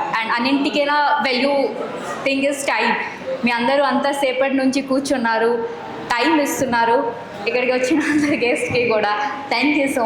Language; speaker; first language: Telugu; non-native, fluent; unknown